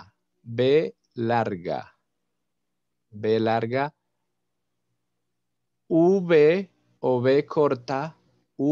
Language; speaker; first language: Spanish; non-native, fluent; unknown